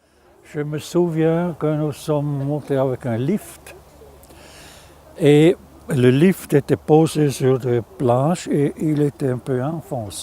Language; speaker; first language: French; non-native, fluent; German